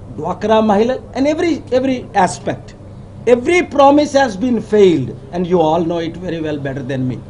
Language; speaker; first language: English; non-native, local second language; Telugu